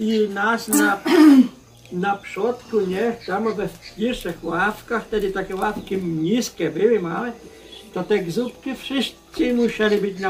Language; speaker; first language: Polish; early bilingual, heritage; Polish